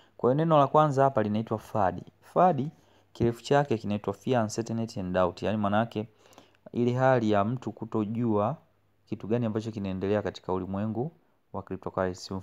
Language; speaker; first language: Swahili; native; Swahili